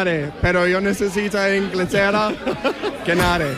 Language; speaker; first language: Spanish; non-native, learner; English